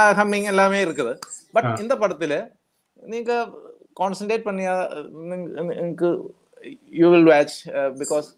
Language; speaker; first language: Tamil; non-native, learner; Malayalam